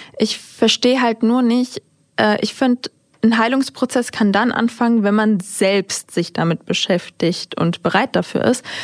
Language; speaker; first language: German; early bilingual, other home language; Turkish